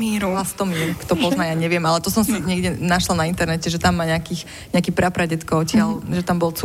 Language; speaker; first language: Slovak; native; Slovak